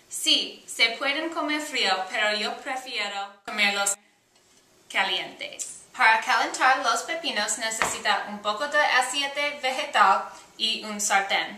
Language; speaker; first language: Spanish; non-native, learner; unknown